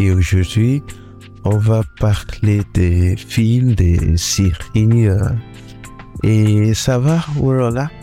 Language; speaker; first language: French; non-native, learner; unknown